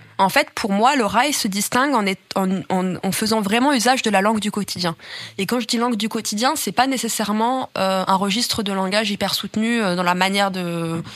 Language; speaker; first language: French; native; French